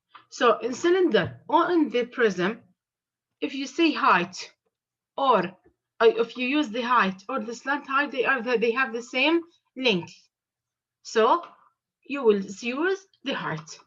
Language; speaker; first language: English; non-native, fluent; Arabic